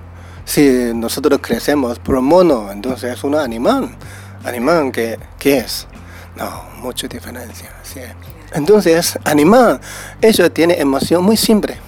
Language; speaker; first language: Spanish; non-native, learner; Chinese